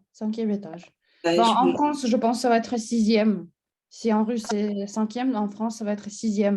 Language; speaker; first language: French; non-native, fluent; Russian